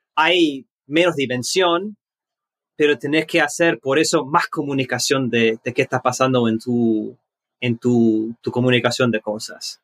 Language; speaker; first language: Spanish; early bilingual, heritage; Spanish